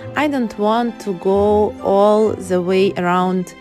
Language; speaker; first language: English; non-native, learner; Ukrainian